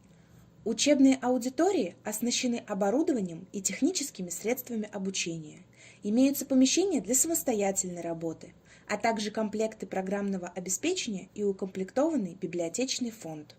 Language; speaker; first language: Russian; native; Russian